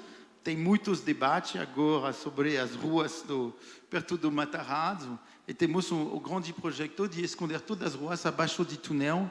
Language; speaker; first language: Portuguese; non-native, fluent; French